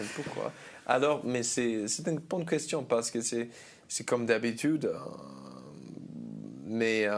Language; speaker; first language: French; non-native, learner; English